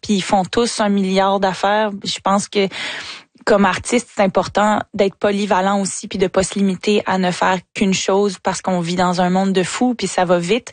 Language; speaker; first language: French; native; French